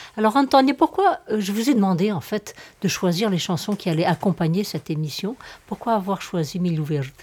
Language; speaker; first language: French; native; French